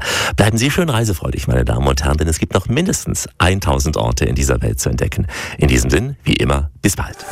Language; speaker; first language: German; native; German